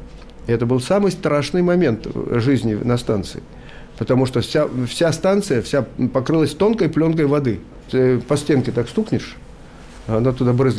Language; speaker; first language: Russian; native; Russian